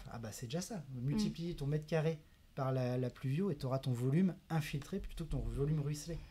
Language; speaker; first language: French; native; French